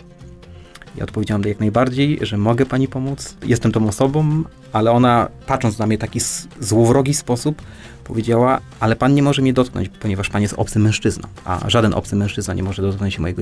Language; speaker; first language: Polish; native; Polish